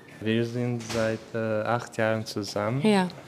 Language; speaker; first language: German; non-native, fluent; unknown